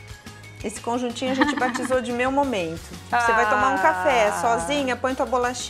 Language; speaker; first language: Portuguese; native; Portuguese